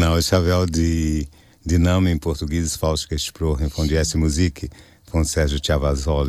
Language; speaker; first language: German; non-native, fluent; Portuguese